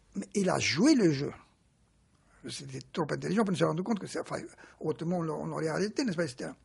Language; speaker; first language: French; non-native, fluent; Romanian